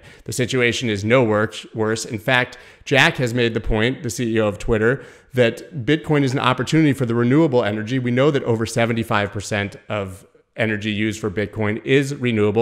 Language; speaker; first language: English; native; English